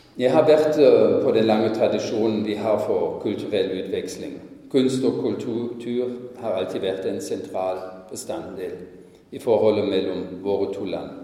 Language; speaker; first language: Norwegian; non-native, fluent; German